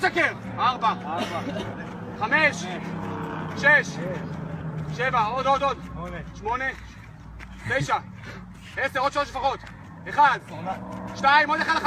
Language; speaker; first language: Hebrew; native; Hebrew